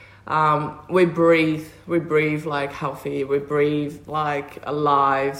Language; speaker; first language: English; non-native, fluent; Portuguese